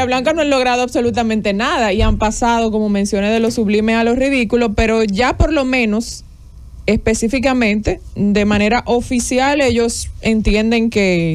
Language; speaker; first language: Spanish; native; Spanish